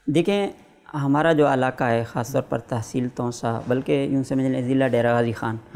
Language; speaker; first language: Urdu; non-native, local second language; Saraiki